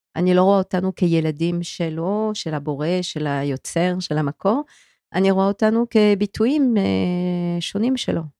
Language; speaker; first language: Hebrew; non-native, fluent; French